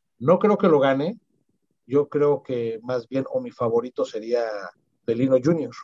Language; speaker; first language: Spanish; native; Spanish